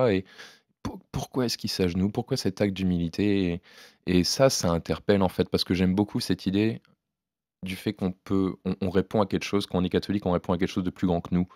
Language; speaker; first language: French; native; French